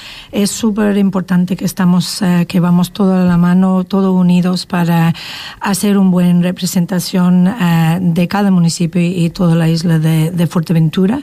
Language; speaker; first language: Spanish; non-native, fluent; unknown